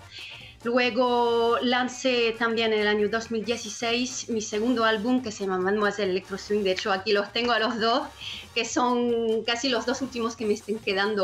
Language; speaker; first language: Spanish; non-native, fluent; French